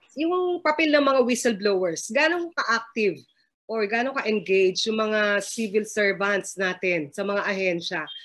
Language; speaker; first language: Filipino; native; Filipino